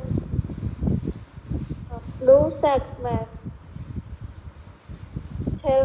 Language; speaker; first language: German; non-native, learner; Khmer